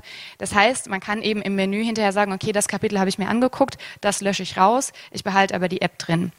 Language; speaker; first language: German; native; German